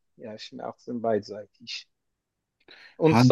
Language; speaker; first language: German; non-native, learner; Turkish